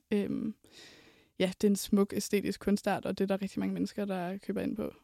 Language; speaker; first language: Danish; native; Danish